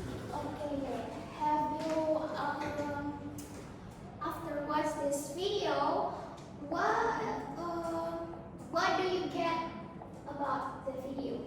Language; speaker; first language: English; non-native, learner; Indonesian